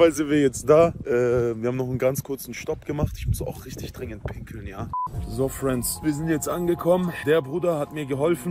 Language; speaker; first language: German; early bilingual, other home language; Turkish